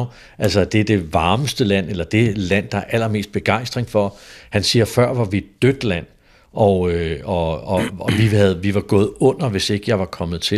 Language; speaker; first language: Danish; native; Danish